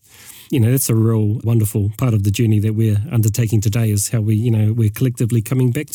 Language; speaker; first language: English; native; English